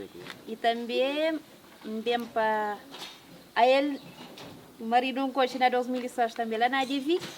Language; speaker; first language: Portuguese; non-native, local second language; Kabuverdianu